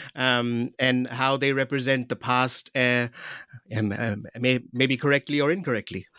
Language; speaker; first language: English; non-native, local second language; Urdu